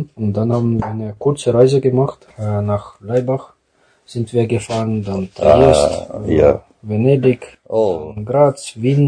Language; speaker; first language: German; non-native, fluent; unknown